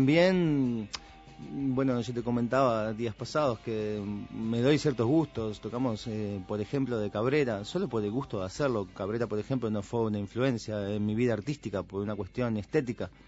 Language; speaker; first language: Spanish; native; Spanish